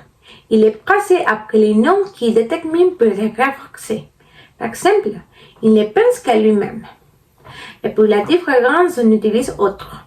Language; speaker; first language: French; non-native, learner; Spanish